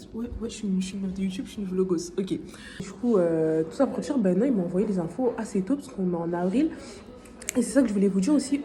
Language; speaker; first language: French; native; French